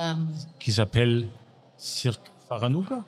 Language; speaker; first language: French; non-native, learner; German